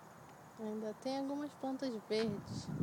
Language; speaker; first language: Portuguese; early bilingual, heritage; Portuguese